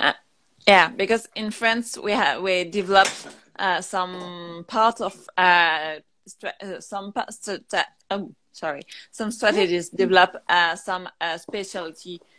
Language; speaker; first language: English; non-native, learner; French